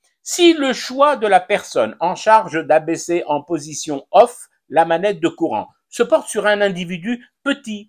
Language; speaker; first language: French; non-native, local second language; Arabic